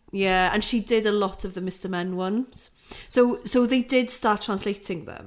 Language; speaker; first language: English; non-native, local second language; Welsh